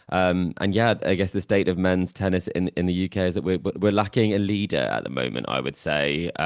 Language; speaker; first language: English; native; English